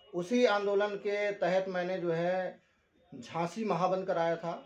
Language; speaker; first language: Hindi; native; Hindi